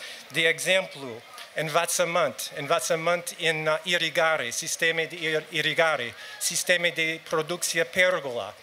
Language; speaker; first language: Romanian; non-native, learner; English